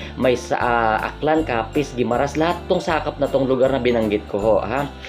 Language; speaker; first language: Filipino; non-native, local second language; Hiligaynon